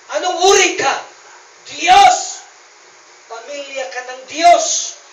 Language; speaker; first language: Filipino; non-native, local second language; Cebuano